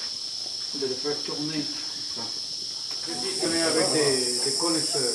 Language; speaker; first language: French; non-native, fluent; Spanish